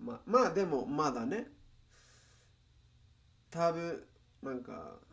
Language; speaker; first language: Japanese; non-native, learner; Spanish